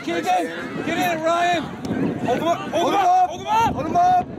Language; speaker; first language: English; native; English